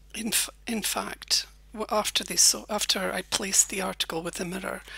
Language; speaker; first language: English; native; English